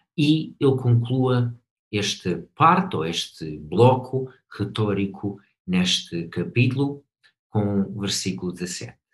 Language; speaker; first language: Portuguese; non-native, fluent; English